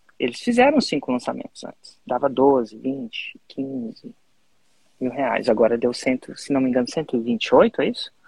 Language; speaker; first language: Portuguese; native; Portuguese